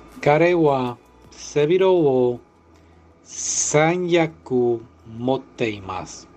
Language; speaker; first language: Japanese; non-native, learner; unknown